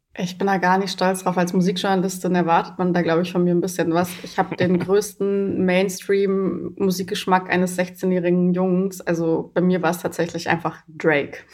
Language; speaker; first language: German; early bilingual, other home language; Persian